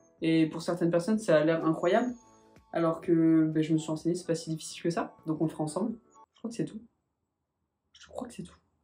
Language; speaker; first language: French; native; French